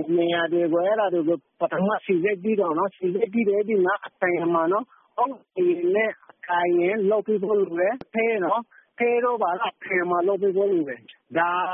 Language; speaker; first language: Burmese; non-native, local second language; Rohingya